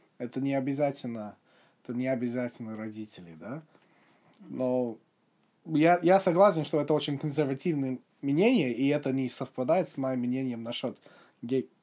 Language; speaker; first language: Russian; non-native, fluent; English